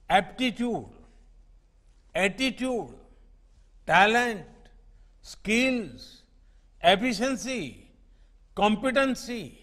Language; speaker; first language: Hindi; native; Hindi